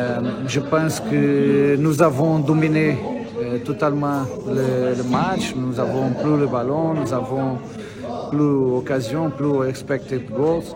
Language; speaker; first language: French; non-native, fluent; Portuguese